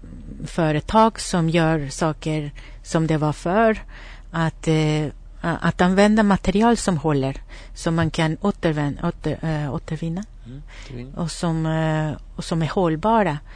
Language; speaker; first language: Swedish; non-native, fluent; Spanish